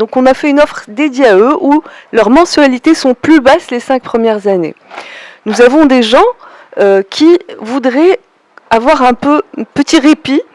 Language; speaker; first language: French; non-native, local second language; Arabic